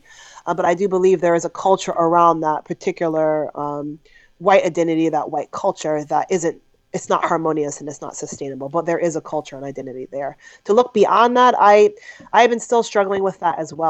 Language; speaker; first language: English; native; English